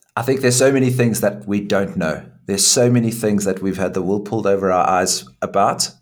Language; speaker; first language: English; native; English